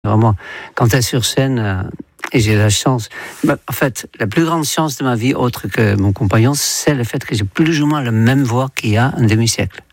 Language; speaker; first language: French; non-native, fluent; Dutch